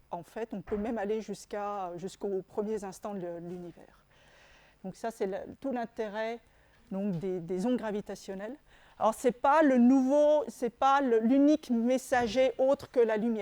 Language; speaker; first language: French; native; French